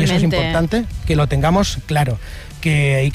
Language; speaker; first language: Spanish; native; Spanish